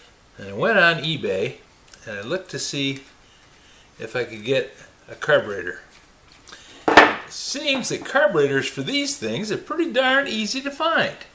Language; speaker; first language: English; native; English